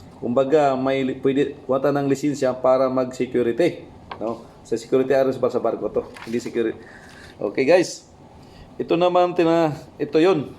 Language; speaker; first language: Filipino; non-native, local second language; Cebuano